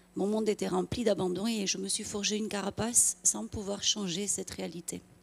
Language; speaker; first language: French; non-native, fluent; Romanian